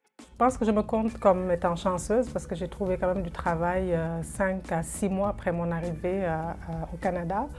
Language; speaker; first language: French; non-native, local second language; Wolof